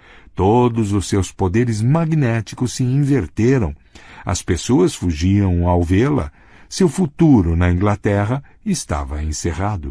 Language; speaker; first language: Portuguese; native; Portuguese